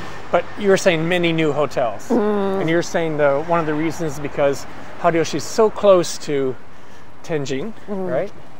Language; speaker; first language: English; native; English